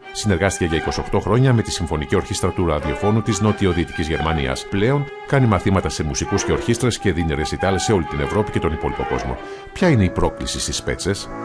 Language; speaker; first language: Greek; native; Greek